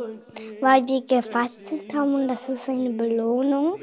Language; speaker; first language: German; early bilingual, other home language; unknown